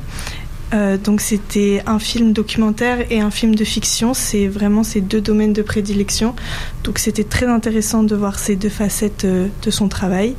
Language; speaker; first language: French; native; French